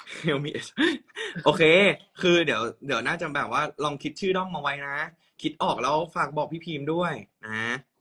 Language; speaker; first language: Thai; native; Thai